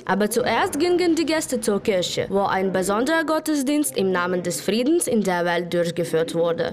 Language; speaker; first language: German; non-native, fluent; Ukrainian